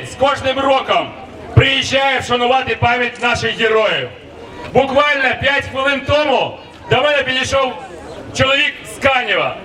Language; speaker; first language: Ukrainian; native; Ukrainian